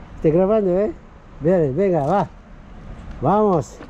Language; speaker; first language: Spanish; non-native, learner; Filipino